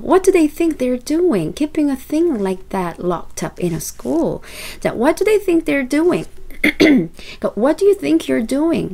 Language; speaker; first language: English; non-native, fluent; Korean